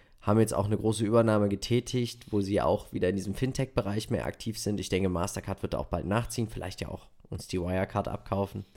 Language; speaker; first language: German; native; German